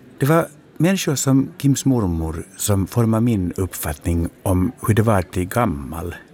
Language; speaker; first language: Swedish; native; Swedish